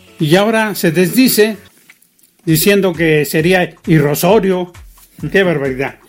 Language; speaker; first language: Spanish; native; Spanish